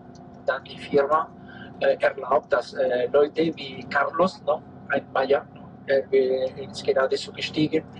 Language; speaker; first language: German; non-native, fluent; Spanish